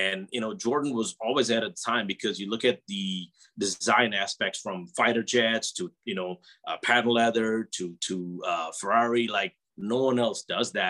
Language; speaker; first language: English; native; English